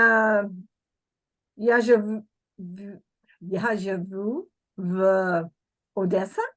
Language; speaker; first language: Russian; non-native, fluent; English